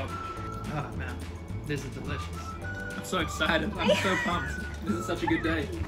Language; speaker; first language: English; native; English